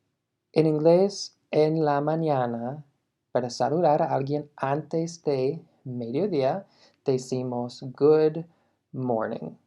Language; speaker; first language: Spanish; non-native, fluent; English